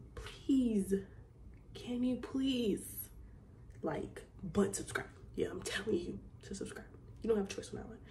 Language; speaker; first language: English; native; English